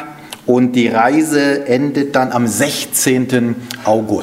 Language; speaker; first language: German; native; German